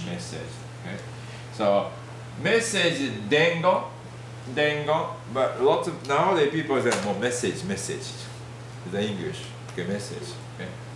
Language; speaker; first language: English; non-native, fluent; Japanese